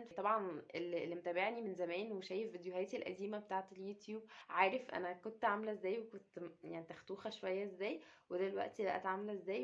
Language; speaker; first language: Arabic; native; Arabic